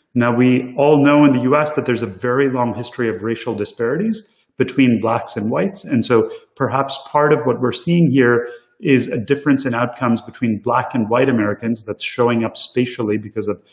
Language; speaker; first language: English; early bilingual, other home language; Tamil